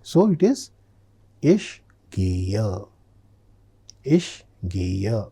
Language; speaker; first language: German; non-native, fluent; Telugu